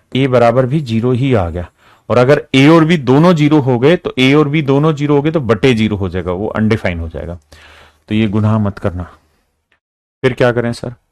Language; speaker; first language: Hindi; native; Hindi